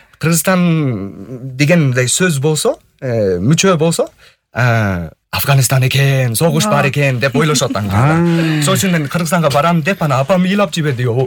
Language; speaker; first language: Kyrgyz; non-native, fluent; English